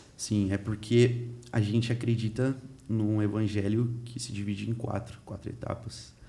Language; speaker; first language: Portuguese; early bilingual, heritage; Portuguese